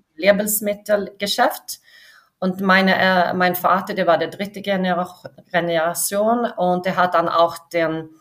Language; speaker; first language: German; non-native, fluent; Swedish